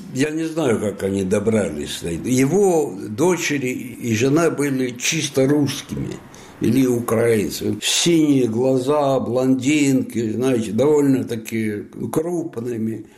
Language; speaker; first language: Russian; non-native, fluent; Italian